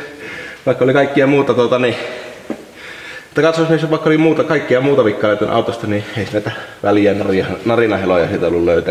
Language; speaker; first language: Finnish; native; Finnish